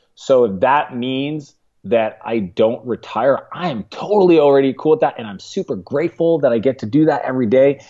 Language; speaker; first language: English; native; English